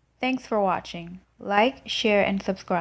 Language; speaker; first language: English; native; English